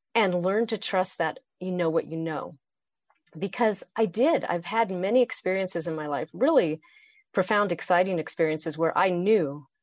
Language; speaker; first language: English; native; English